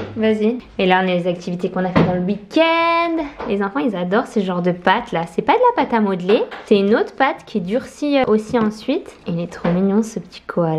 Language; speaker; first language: French; native; French